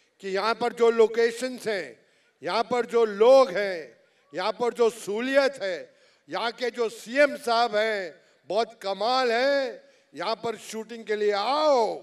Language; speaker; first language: Hindi; native; Hindi